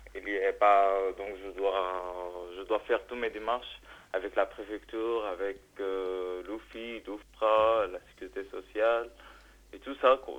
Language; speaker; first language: French; non-native, learner; Arabic